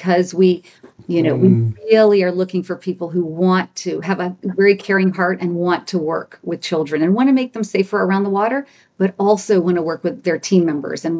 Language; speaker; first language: English; native; English